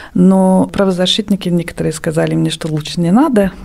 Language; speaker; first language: Russian; non-native, fluent; French